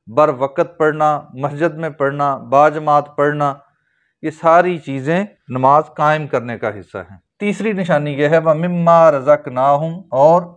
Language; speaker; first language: Urdu; native; Urdu